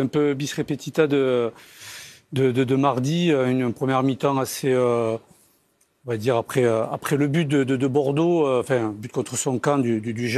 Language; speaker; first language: French; native; French